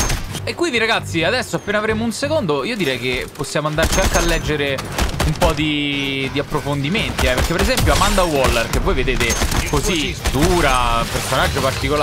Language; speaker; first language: Italian; native; Italian